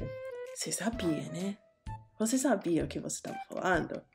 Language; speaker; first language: Portuguese; non-native, learner; English